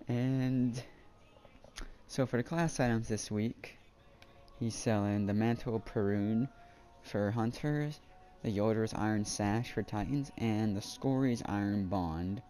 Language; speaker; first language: English; native; English